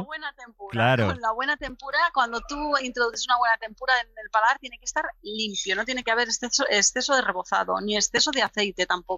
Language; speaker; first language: Spanish; native; Spanish